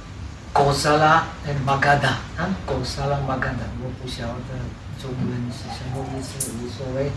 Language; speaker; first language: Chinese; non-native, fluent; Czech